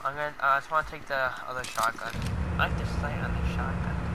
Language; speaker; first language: English; native; English